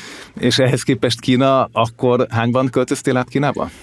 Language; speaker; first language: Hungarian; native; Hungarian